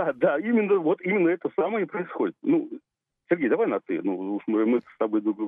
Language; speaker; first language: Russian; native; Russian